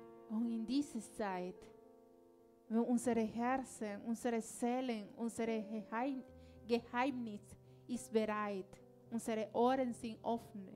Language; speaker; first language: German; non-native, learner; Spanish